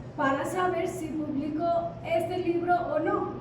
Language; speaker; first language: Spanish; non-native, fluent; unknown